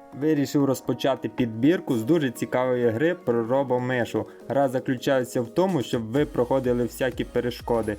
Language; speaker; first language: Ukrainian; native; Ukrainian